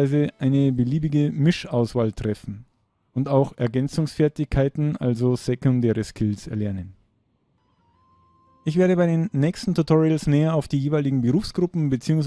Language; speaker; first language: German; native; German